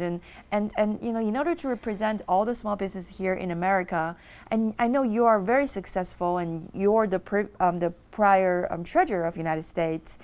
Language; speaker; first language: English; non-native, fluent; Chinese